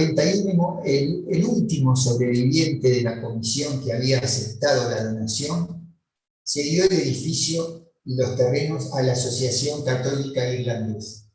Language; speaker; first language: Spanish; native; Spanish